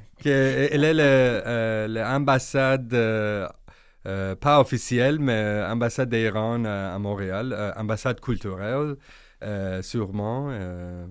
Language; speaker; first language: French; non-native, learner; Persian